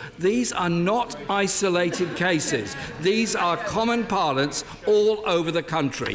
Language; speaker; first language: English; native; English